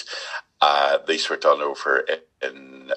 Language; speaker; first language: English; native; English